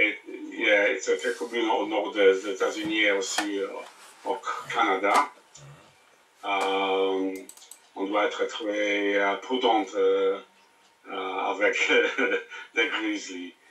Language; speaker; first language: French; non-native, learner; English